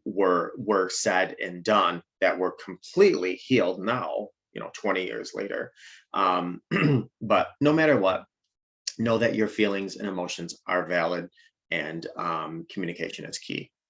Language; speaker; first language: English; native; English